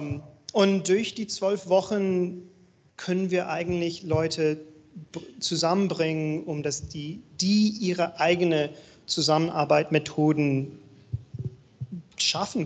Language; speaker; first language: German; non-native, learner; English